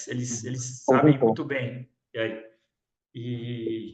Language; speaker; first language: Portuguese; native; Portuguese